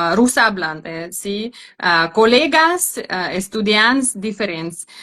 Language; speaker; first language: Catalan; non-native, learner; Russian